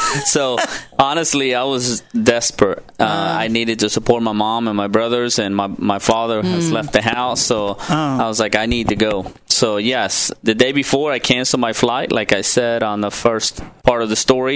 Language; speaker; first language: English; non-native, fluent; Spanish